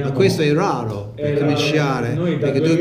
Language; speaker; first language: Italian; non-native, learner; English